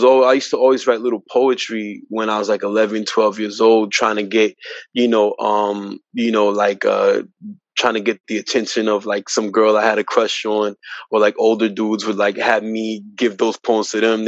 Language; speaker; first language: English; native; English